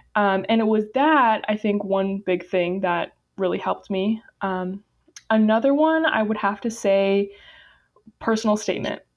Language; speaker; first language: English; native; English